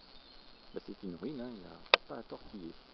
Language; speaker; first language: French; native; French